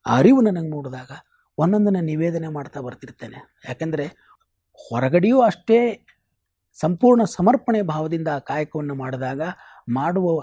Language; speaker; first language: Kannada; native; Kannada